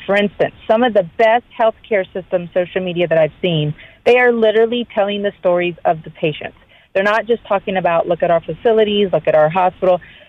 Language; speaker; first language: English; native; English